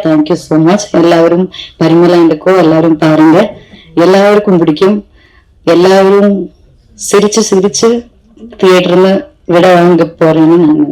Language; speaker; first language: Tamil; non-native, learner; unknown